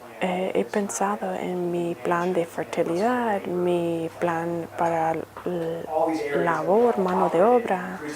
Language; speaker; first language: Spanish; non-native, fluent; English